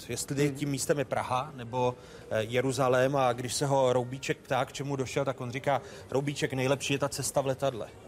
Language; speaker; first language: Czech; native; Czech